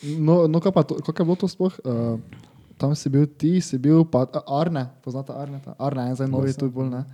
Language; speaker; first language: Slovenian; native; Slovenian